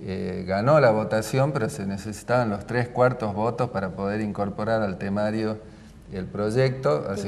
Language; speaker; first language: Spanish; native; Spanish